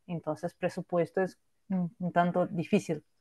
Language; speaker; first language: Spanish; non-native, fluent; Portuguese